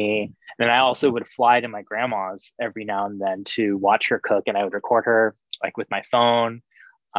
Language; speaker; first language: English; native; English